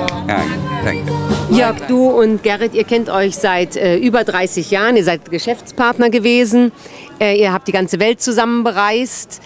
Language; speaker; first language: German; native; German